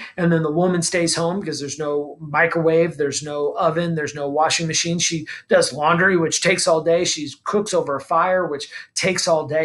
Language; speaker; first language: English; native; English